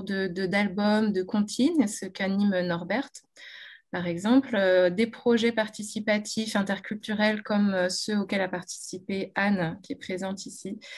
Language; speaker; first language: French; native; French